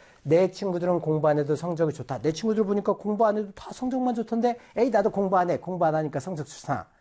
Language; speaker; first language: Korean; native; Korean